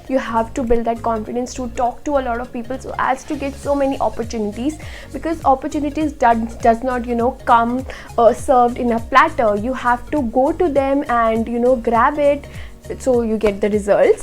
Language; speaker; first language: English; non-native, local second language; Hindi